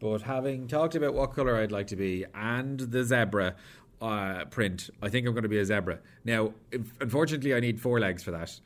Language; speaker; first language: English; native; English